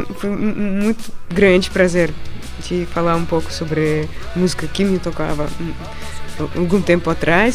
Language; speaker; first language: Portuguese; non-native, fluent; Russian